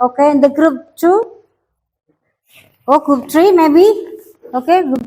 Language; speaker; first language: English; non-native, local second language; Indonesian